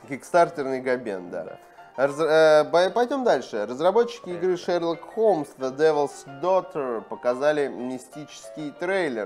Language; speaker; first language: Russian; native; Russian